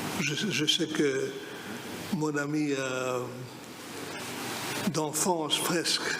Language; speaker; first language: French; non-native, fluent; Greek